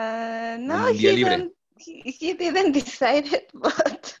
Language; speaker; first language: English; non-native, learner; Spanish